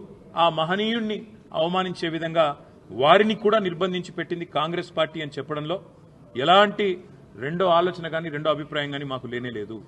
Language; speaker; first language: Telugu; native; Telugu